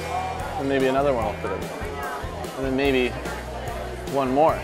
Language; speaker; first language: English; native; English